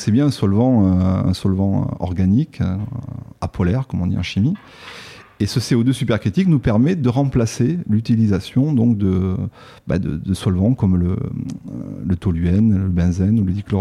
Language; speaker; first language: French; native; French